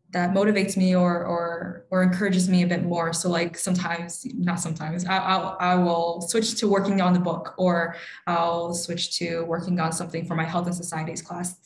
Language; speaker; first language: English; native; English